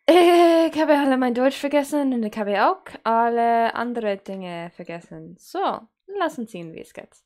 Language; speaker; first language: German; non-native, learner; English